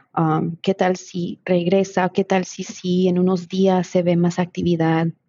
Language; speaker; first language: Spanish; early bilingual, heritage; Spanish